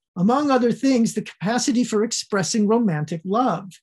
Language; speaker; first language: English; native; English